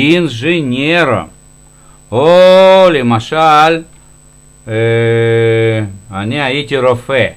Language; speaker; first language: Hebrew; non-native, fluent; Russian